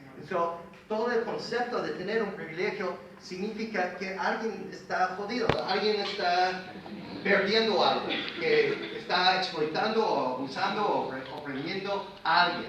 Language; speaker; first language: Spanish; non-native, fluent; English